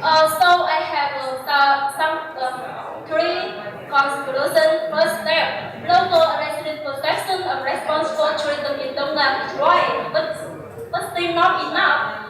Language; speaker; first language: English; non-native, learner; Vietnamese